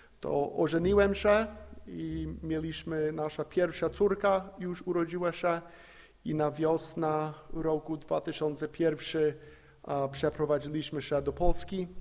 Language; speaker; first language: Polish; non-native, fluent; English